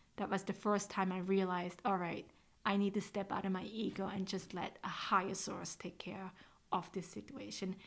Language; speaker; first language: English; non-native, fluent; Swiss German